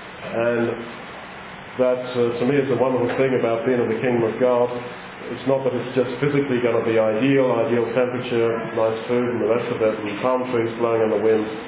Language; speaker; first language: English; native; English